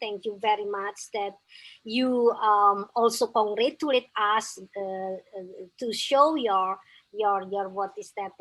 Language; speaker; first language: English; non-native, fluent; Indonesian